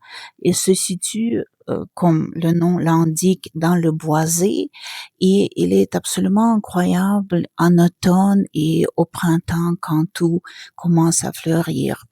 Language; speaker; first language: French; non-native, fluent; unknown